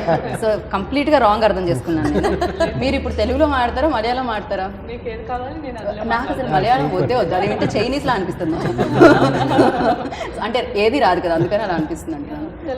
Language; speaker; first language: Telugu; native; Telugu